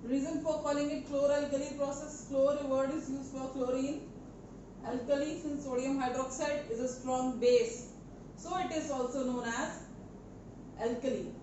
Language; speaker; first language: English; non-native, local second language; Hindi